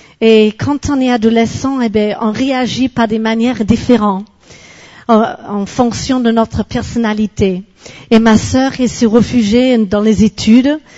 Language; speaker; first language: French; non-native, fluent; English